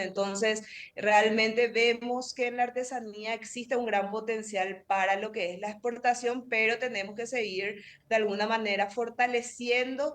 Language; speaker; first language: Spanish; native; Spanish